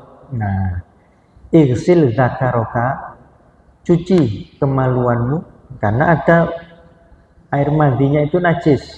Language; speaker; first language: Indonesian; non-native, local second language; Javanese